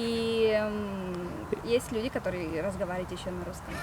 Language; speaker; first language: Russian; non-native, local second language; Romanian